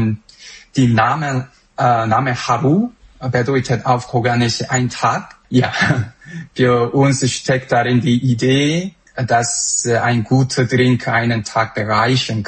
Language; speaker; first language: German; non-native, fluent; Korean